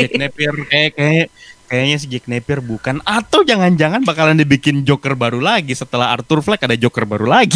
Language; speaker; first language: Indonesian; native; Indonesian